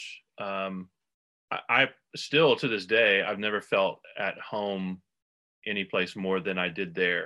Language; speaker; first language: English; native; English